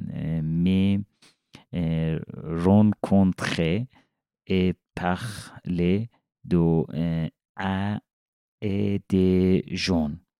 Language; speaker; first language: French; non-native, learner; Persian